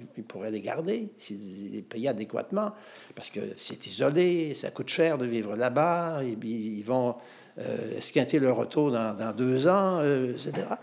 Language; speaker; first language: French; native; French